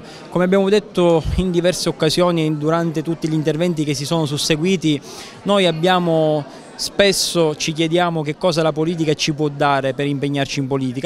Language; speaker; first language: Italian; native; Italian